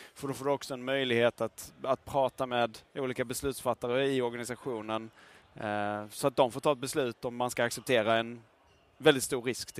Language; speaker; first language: Swedish; native; Swedish